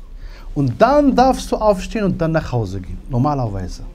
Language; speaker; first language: German; non-native, fluent; Arabic